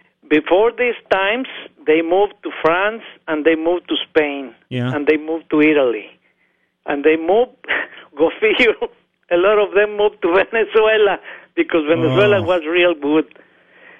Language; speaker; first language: English; non-native, learner; Spanish